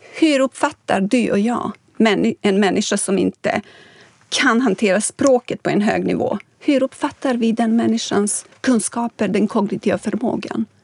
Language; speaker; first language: Swedish; non-native, fluent; Bosnian